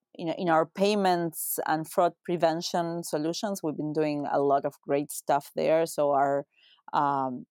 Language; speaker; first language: English; non-native, fluent; Spanish